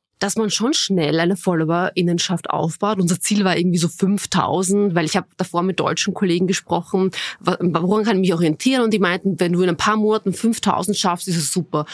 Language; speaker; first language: German; early bilingual, other home language; Bosnian